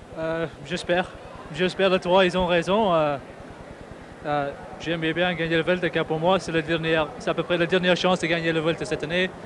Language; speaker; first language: French; non-native, fluent; English